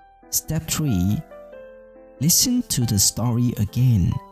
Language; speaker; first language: English; non-native, fluent; Vietnamese